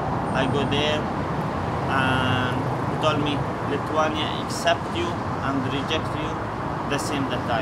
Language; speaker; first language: English; non-native, learner; Arabic